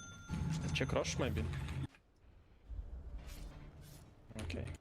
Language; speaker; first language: English; non-native, learner; Russian